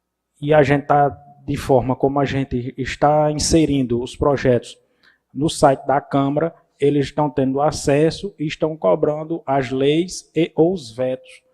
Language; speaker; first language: Portuguese; native; Portuguese